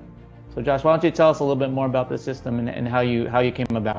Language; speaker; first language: English; native; English